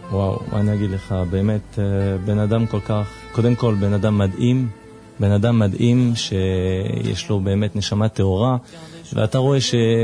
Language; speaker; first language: Hebrew; non-native, fluent; French